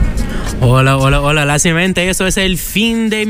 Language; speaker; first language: Spanish; non-native, learner; English